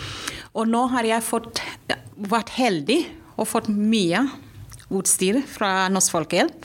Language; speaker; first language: Norwegian; non-native, fluent; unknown